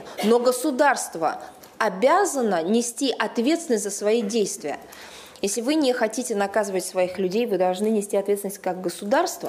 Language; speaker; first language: Russian; native; Russian